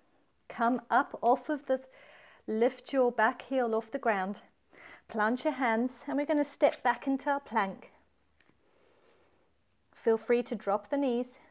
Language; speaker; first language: English; native; English